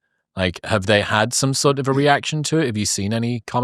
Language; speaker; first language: English; native; English